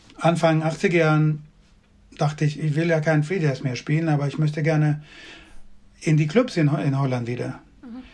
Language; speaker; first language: German; non-native, fluent; Swedish